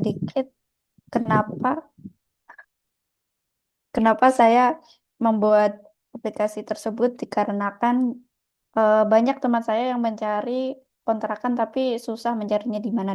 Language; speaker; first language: Indonesian; native; Indonesian